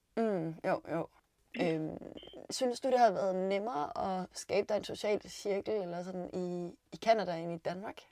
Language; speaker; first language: Danish; native; Danish